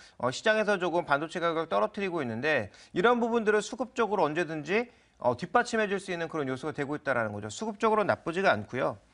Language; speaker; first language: Korean; native; Korean